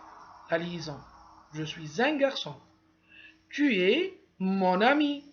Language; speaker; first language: French; non-native, fluent; Arabic